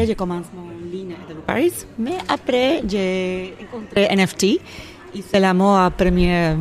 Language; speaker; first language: French; non-native, learner; Spanish